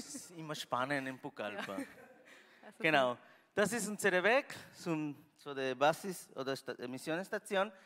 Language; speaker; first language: German; non-native, learner; Spanish